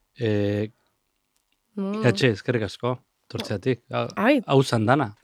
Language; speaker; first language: Basque; native; Basque